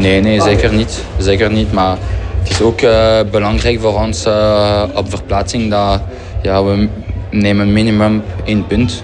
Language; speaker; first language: Dutch; non-native, fluent; French